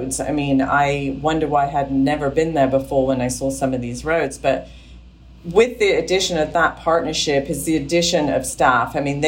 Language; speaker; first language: English; native; English